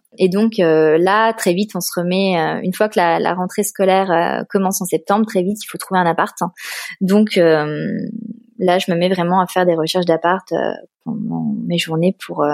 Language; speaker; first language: French; native; French